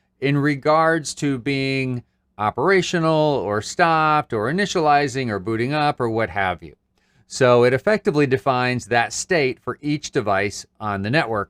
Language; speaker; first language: English; native; English